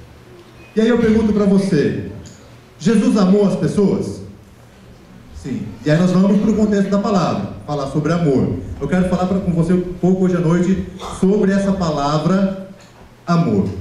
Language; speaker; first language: Portuguese; native; Portuguese